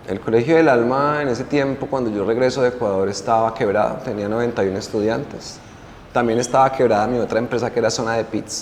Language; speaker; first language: Spanish; native; Spanish